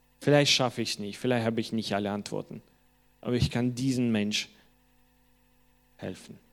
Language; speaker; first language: German; non-native, fluent; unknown